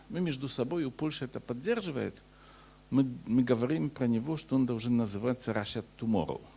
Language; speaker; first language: Russian; non-native, fluent; Polish